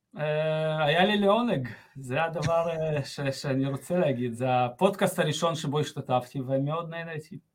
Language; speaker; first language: Hebrew; early bilingual, other home language; Russian